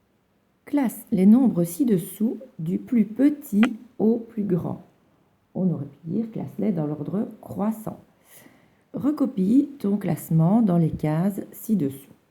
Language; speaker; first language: French; native; French